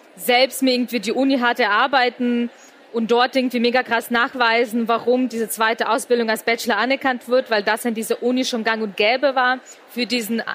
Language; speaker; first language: German; native; German